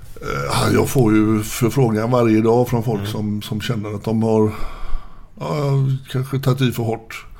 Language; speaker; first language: Swedish; native; Swedish